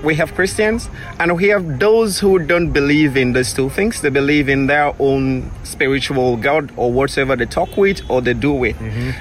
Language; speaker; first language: English; non-native, local second language; Krio